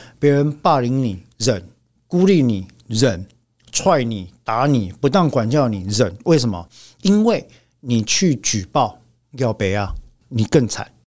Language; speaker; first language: Chinese; native; Chinese